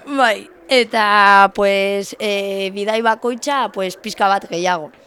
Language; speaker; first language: Basque; non-native, learner; Catalan